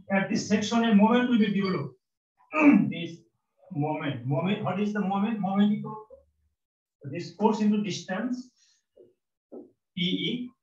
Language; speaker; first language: English; non-native, local second language; Bangla